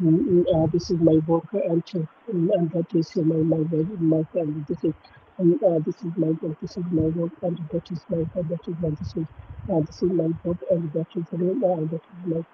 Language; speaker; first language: English; non-native, learner; Bangla